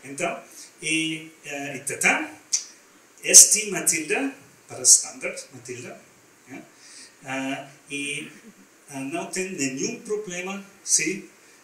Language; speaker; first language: Portuguese; non-native, learner; German